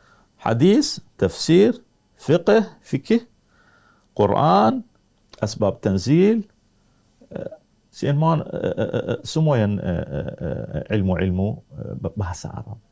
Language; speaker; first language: Indonesian; non-native, learner; Arabic